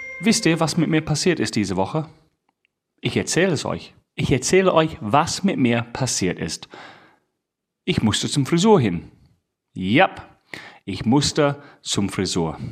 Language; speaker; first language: German; non-native, fluent; English